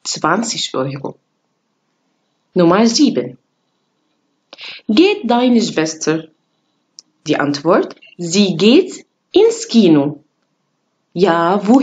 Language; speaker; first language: German; non-native, fluent; Arabic